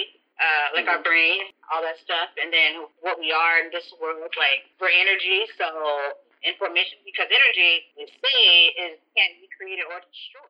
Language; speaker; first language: English; native; English